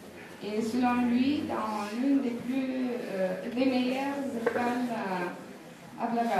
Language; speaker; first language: French; non-native, fluent; Bulgarian